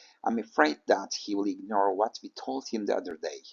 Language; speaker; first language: English; non-native, fluent; Turkish